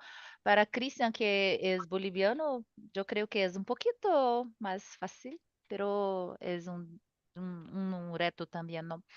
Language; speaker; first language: Spanish; non-native, learner; Portuguese